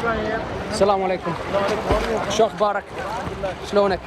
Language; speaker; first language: Arabic; non-native, learner; English